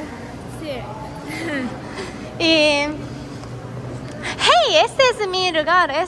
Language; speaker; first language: Spanish; non-native, fluent; Japanese